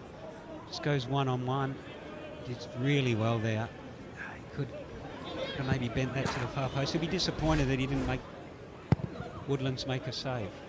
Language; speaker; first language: English; native; English